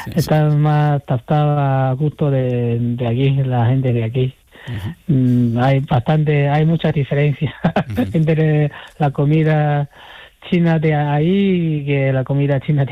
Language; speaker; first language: Spanish; non-native, fluent; Chinese